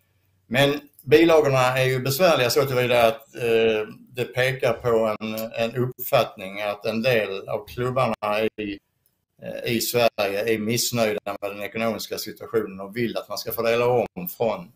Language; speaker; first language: Swedish; native; Swedish